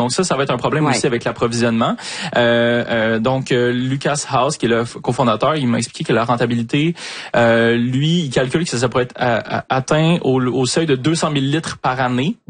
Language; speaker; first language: French; native; French